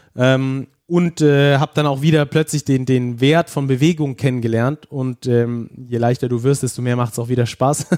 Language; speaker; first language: German; native; German